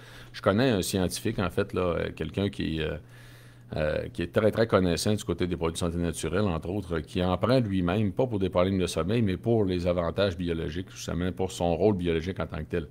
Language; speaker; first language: French; native; French